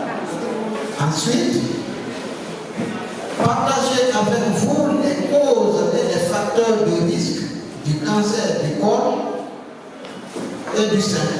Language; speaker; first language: French; non-native, local second language; Wolof